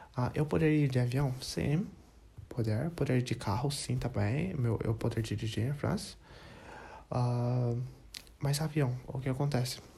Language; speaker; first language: Portuguese; non-native, learner; English